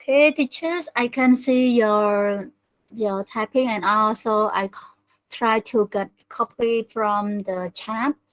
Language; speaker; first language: English; non-native, learner; Khmer